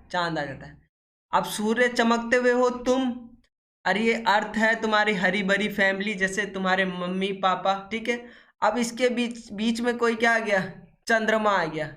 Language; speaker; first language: Hindi; native; Hindi